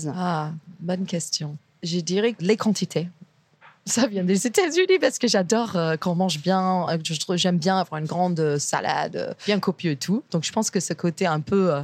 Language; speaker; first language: French; non-native, fluent; English